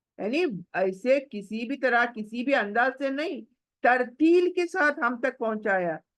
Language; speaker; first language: Urdu; native; Urdu